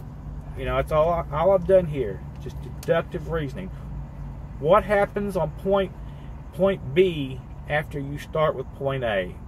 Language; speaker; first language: English; native; English